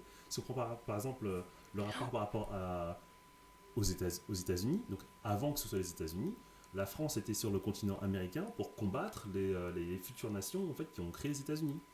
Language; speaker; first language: French; native; French